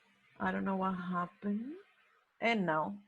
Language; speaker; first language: English; non-native, fluent; Spanish